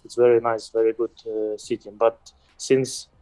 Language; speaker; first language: English; non-native, fluent; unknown